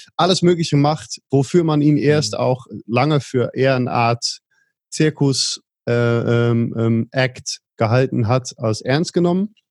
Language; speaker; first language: German; non-native, fluent; Dutch